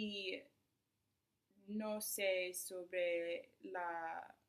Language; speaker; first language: Spanish; non-native, learner; English